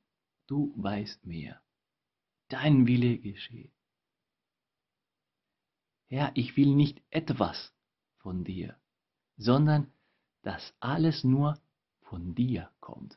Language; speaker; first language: German; non-native, fluent; Spanish